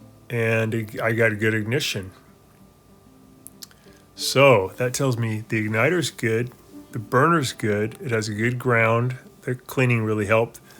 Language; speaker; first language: English; native; English